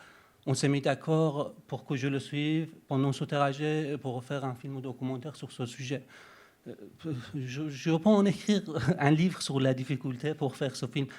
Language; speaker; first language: French; non-native, fluent; Persian